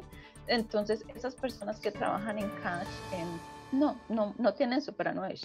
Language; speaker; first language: Spanish; native; Spanish